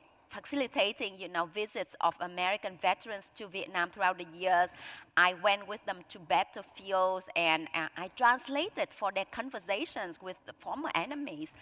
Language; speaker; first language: English; non-native, fluent; Vietnamese